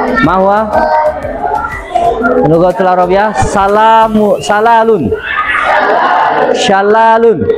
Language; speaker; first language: Arabic; non-native, fluent; Indonesian